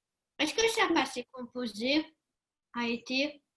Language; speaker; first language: French; early bilingual, other home language; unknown